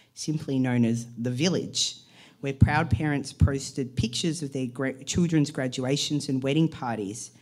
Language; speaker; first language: English; native; English